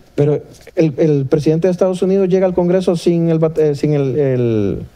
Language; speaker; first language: Spanish; native; Spanish